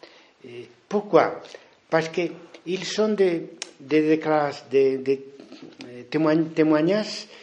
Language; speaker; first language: French; non-native, fluent; Spanish